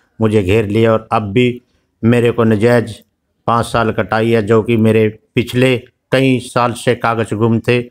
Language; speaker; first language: Hindi; native; Hindi